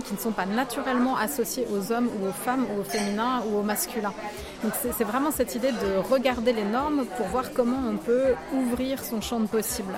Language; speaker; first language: French; native; French